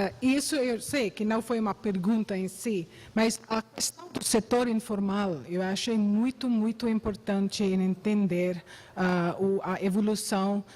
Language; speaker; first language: Portuguese; non-native, fluent; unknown